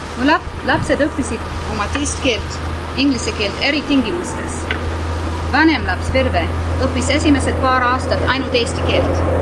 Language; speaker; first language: Estonian; non-native, fluent; English